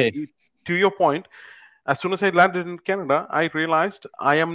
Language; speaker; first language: English; non-native, local second language; Tamil